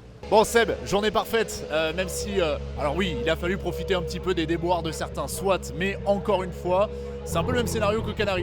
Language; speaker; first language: French; native; French